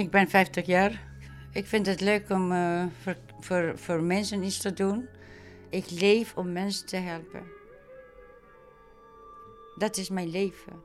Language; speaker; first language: Dutch; non-native, learner; Albanian